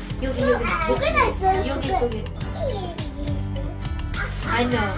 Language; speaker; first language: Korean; non-native, learner; Filipino